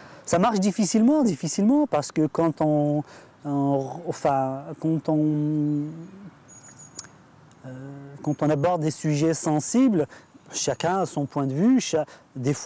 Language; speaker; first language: French; native; French